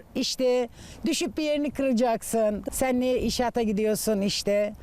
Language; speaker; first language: Turkish; native; Turkish